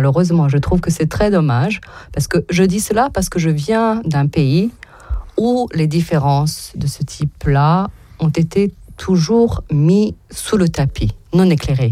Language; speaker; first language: French; non-native, fluent; Serbian